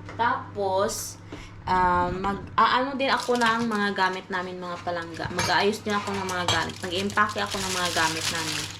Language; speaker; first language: Filipino; non-native, local second language; Cebuano